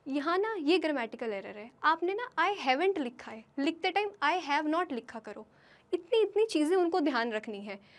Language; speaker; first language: Hindi; native; Hindi